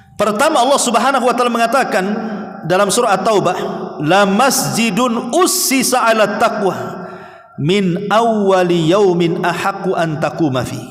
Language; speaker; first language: Malay; native; Malay